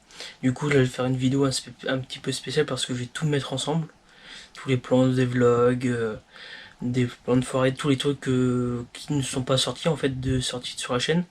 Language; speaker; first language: French; native; French